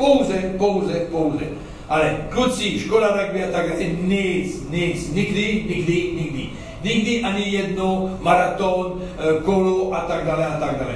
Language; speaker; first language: Czech; non-native, learner; French